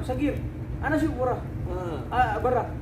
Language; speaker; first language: Arabic; non-native, learner; Filipino